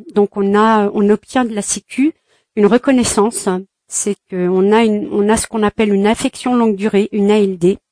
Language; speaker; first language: French; early bilingual, other home language; Kabyle